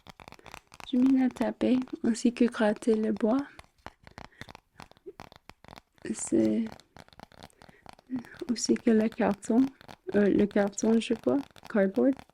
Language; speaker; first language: French; non-native, fluent; English